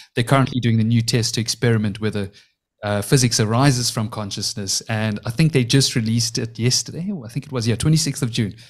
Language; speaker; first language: English; native; English